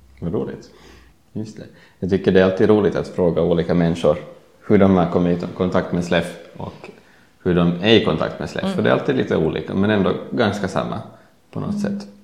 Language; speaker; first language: Swedish; native; Swedish